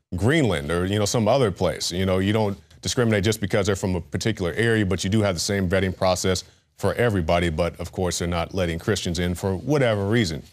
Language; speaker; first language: English; native; English